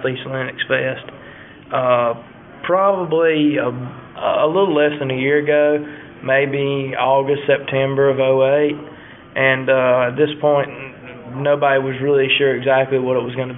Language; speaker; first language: English; native; English